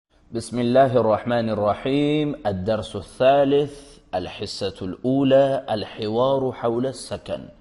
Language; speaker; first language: Arabic; non-native, fluent; Urdu